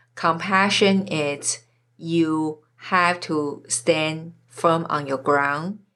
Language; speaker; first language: English; non-native, fluent; Chinese